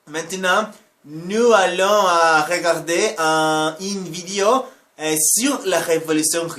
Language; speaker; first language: French; non-native, learner; Portuguese